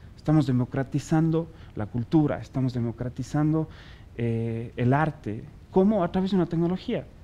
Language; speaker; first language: Spanish; native; Spanish